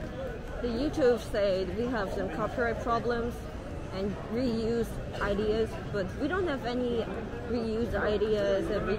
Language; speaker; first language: English; non-native, fluent; Korean